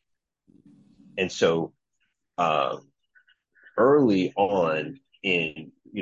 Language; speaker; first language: English; native; English